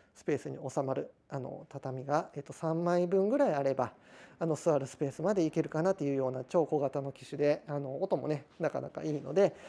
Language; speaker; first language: Japanese; native; Japanese